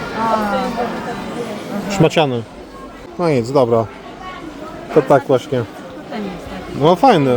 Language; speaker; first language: Polish; native; Polish